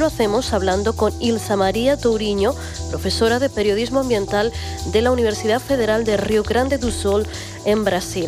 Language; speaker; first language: Spanish; native; Spanish